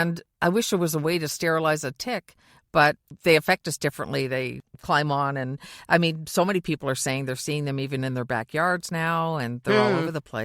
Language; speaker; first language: English; native; English